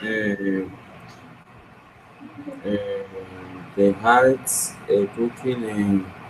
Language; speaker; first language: English; non-native, learner; Spanish